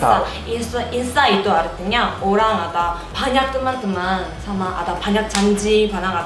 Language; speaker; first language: Indonesian; non-native, learner; Korean